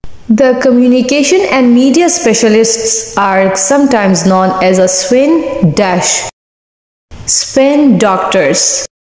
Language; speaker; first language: English; non-native, local second language; Pashto